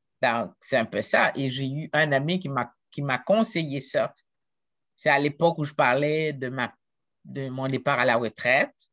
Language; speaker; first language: French; non-native, local second language; Haitian Creole